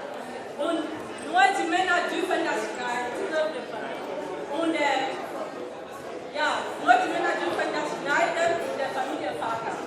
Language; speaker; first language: German; non-native, learner; French